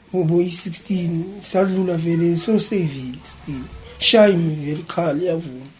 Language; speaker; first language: Zulu; non-native, local second language; Xhosa